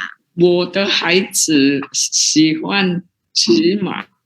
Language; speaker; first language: Chinese; non-native, learner; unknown